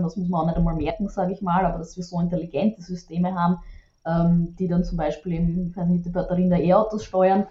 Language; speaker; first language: German; native; German